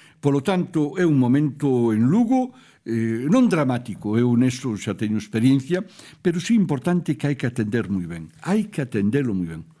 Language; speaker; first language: Galician; native; Galician